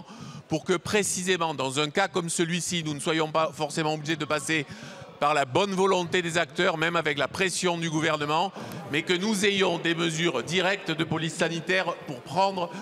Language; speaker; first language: French; native; French